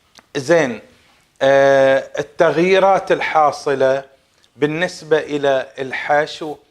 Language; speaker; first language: Arabic; native; Arabic